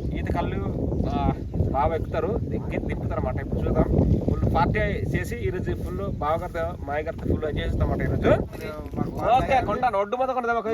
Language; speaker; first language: Telugu; non-native, local second language; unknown